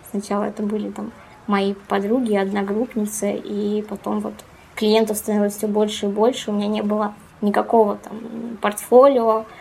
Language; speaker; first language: Russian; native; Russian